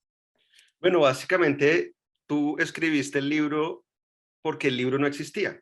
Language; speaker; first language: Spanish; native; Spanish